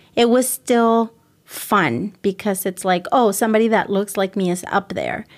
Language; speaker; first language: English; early bilingual, other home language; Spanish